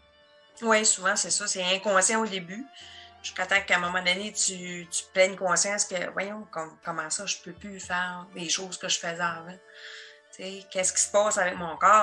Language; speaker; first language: French; native; French